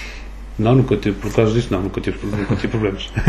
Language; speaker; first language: Portuguese; early bilingual, other home language; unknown